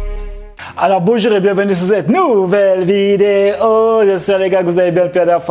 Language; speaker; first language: French; native; French